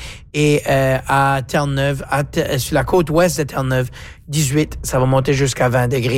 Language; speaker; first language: French; native; French